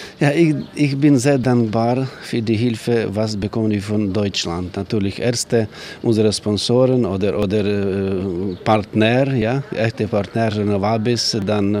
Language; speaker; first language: German; non-native, learner; Ukrainian